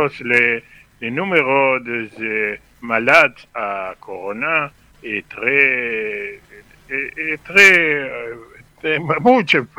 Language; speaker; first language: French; non-native, learner; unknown